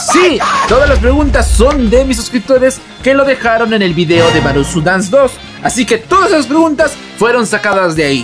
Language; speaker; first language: Spanish; native; Spanish